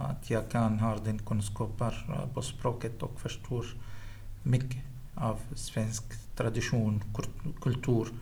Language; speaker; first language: Swedish; non-native, learner; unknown